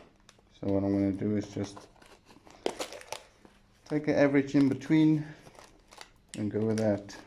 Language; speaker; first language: English; native; English